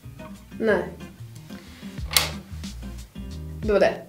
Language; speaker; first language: Swedish; native; Swedish